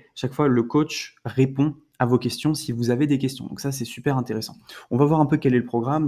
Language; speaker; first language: French; native; French